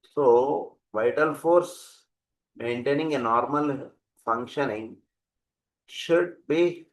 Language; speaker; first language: English; non-native, local second language; Telugu